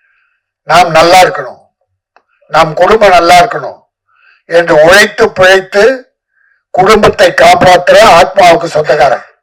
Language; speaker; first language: Tamil; native; Tamil